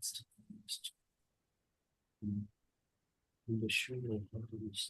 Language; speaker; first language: German; non-native, learner; Bangla